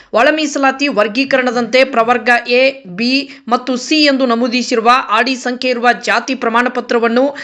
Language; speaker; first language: Kannada; native; Kannada